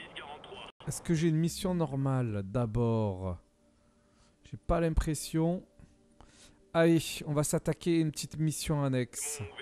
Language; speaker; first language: French; native; French